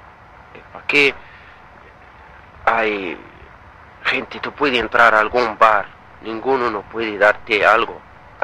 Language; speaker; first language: Spanish; non-native, learner; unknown